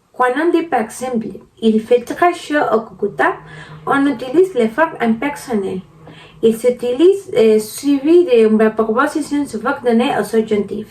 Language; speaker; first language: French; non-native, learner; Spanish